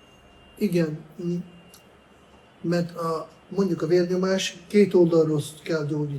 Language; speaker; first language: Hungarian; non-native, fluent; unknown